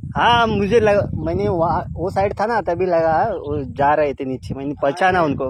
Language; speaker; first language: Hindi; non-native, local second language; Marathi